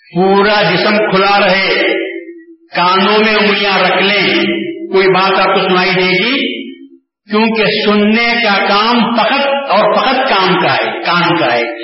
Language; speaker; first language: Urdu; native; Urdu